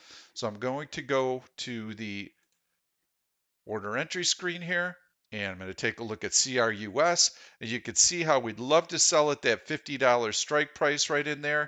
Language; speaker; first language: English; native; English